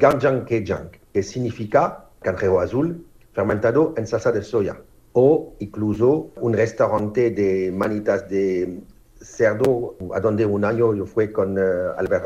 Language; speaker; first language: Spanish; non-native, learner; French